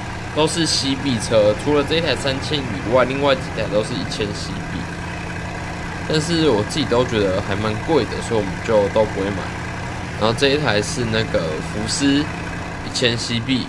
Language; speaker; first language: Chinese; native; Chinese